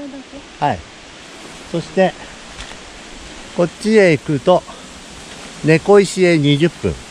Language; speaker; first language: Japanese; native; Japanese